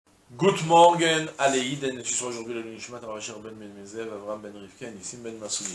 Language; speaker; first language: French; native; French